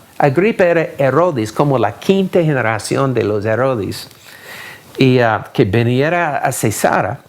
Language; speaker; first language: Spanish; non-native, fluent; English